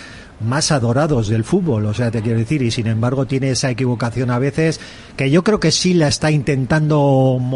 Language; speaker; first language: Spanish; native; Spanish